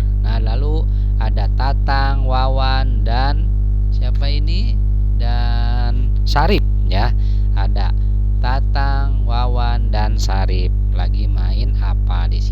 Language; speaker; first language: Indonesian; non-native, local second language; Sundanese